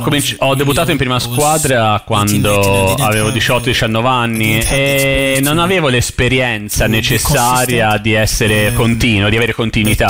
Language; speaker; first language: Italian; non-native, fluent; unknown